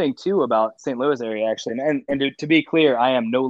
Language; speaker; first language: English; native; English